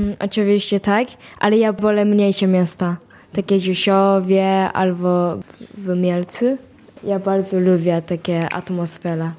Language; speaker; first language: Polish; non-native, learner; Japanese